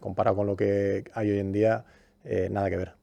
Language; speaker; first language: Spanish; native; Spanish